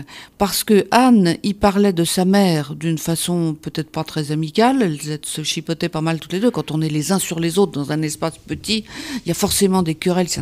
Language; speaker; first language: French; native; French